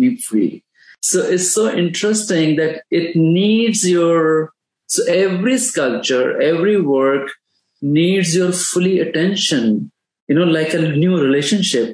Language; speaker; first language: English; non-native, local second language; Urdu